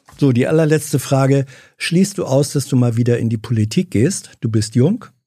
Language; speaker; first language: German; native; German